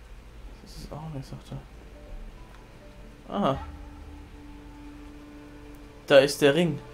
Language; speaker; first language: German; native; German